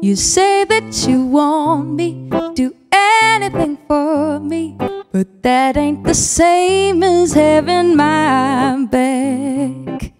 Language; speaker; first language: English; early bilingual, other home language; Spanish